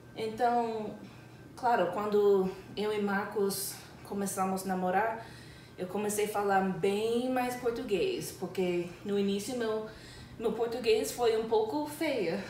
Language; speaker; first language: Portuguese; non-native, fluent; English